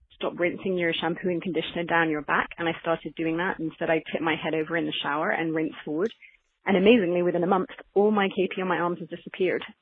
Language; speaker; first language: English; native; English